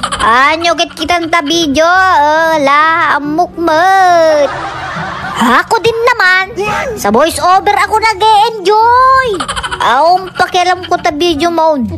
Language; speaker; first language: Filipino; non-native, local second language; Iloko